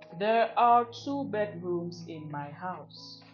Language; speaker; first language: English; non-native, fluent; French